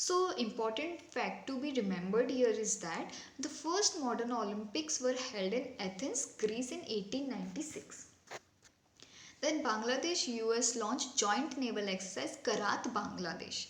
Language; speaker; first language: English; non-native, local second language; Hindi